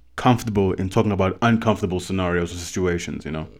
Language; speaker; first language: English; native; English